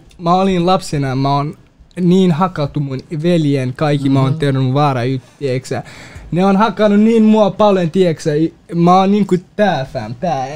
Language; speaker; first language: Finnish; non-native, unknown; Kurdish